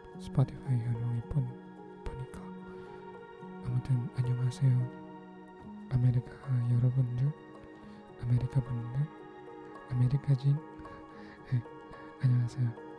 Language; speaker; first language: Korean; non-native, learner; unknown